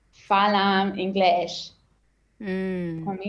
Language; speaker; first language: Portuguese; non-native, learner; English